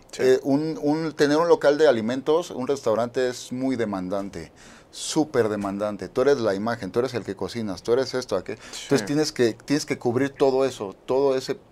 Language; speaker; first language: Spanish; native; Spanish